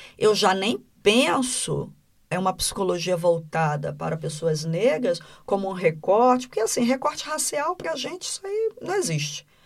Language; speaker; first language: Portuguese; native; Portuguese